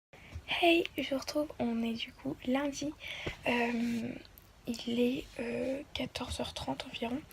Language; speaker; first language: French; native; French